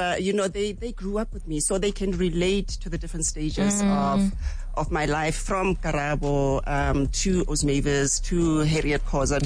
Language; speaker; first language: English; non-native, local second language; Tswana